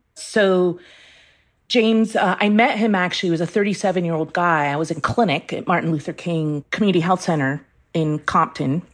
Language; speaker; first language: English; early bilingual, other home language; Persian